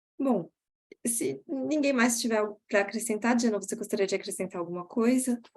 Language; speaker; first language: Portuguese; early bilingual, heritage; Portuguese